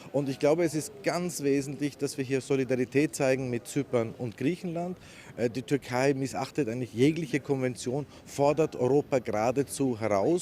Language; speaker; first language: German; native; German